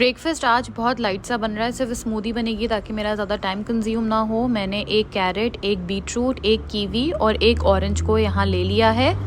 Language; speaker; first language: Urdu; native; Urdu